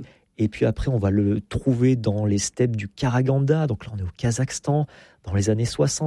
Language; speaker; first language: French; native; French